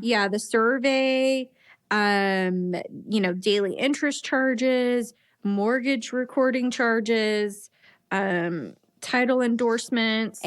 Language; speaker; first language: English; native; English